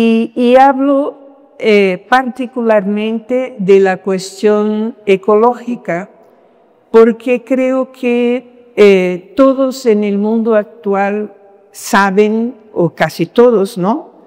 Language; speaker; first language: Spanish; non-native, fluent; Portuguese